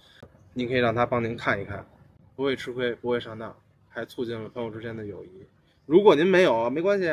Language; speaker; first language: Chinese; native; Chinese